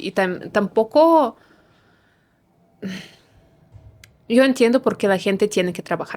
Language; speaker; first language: Spanish; non-native, fluent; Russian